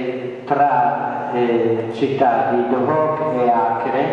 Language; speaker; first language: Italian; non-native, fluent; Central Kurdish